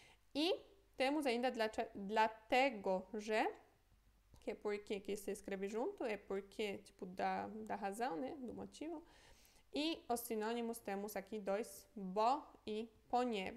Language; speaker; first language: Portuguese; non-native, fluent; Polish